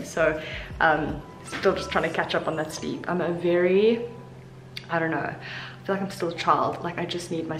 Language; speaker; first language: English; native; English